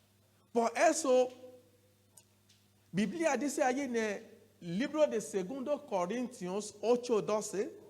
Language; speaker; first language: Spanish; non-native, learner; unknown